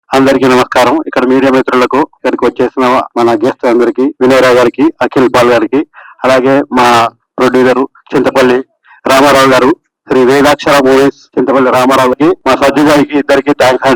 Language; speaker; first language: Telugu; native; Telugu